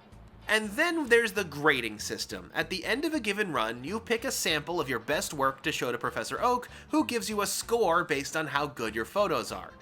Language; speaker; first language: English; native; English